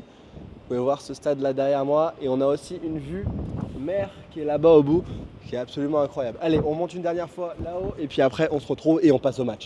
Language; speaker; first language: French; native; French